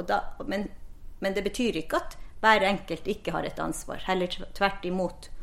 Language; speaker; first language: Norwegian; non-native, local second language; Northern Sami